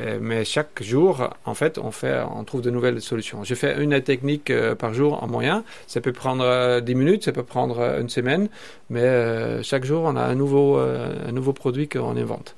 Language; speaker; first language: French; non-native, fluent; Dutch